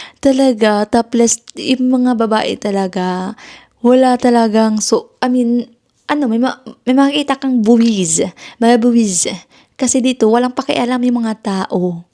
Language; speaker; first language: Filipino; non-native, local second language; Hiligaynon